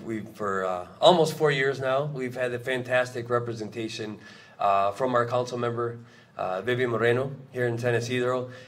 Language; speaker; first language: English; native; English